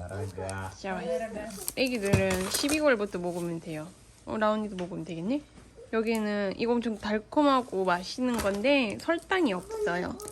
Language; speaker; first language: Korean; non-native, fluent; Russian